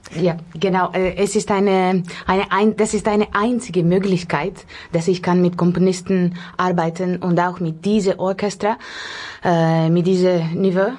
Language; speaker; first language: German; non-native, fluent; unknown